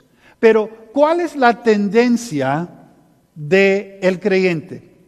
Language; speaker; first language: Spanish; early bilingual, heritage; Spanish